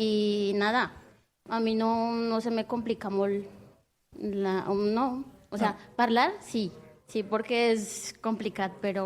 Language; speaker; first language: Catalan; non-native, learner; Spanish